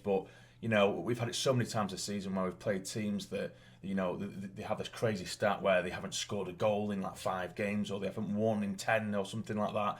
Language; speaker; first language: English; native; English